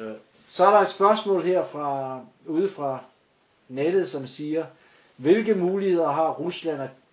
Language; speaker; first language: Danish; native; Danish